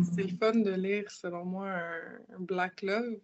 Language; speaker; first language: French; native; French